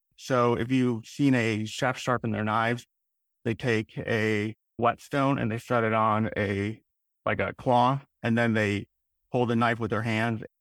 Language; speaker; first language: English; native; English